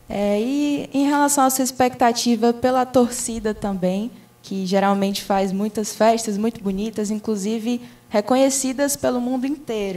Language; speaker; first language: Portuguese; native; Portuguese